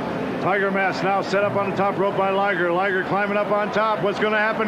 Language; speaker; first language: English; native; English